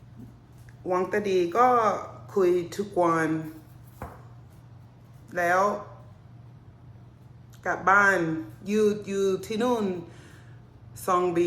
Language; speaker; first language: Thai; non-native, learner; English